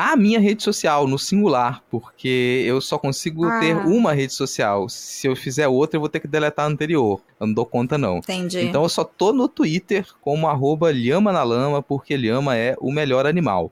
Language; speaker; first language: Portuguese; native; Portuguese